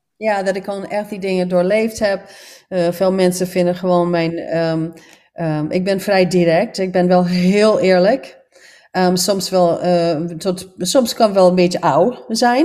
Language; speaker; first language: Dutch; non-native, fluent; English